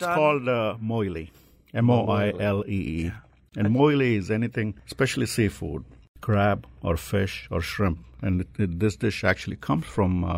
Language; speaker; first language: English; non-native, local second language; Telugu